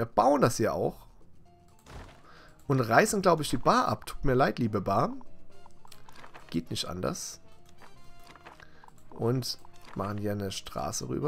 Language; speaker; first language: German; native; German